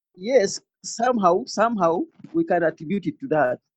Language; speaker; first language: English; non-native, local second language; Ganda